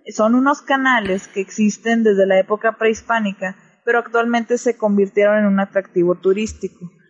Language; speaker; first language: Spanish; native; Spanish